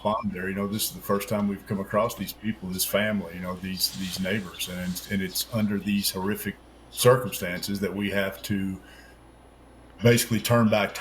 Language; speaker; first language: English; native; English